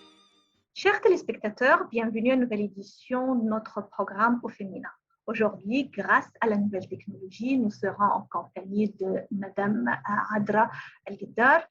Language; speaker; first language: French; non-native, fluent; Arabic